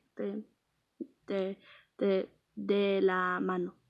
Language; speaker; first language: Spanish; early bilingual, heritage; Spanish